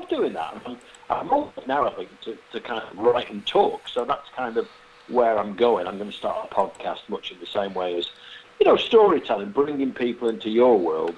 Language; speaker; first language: English; native; English